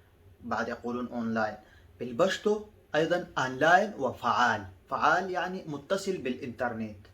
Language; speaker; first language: Arabic; non-native, fluent; Pashto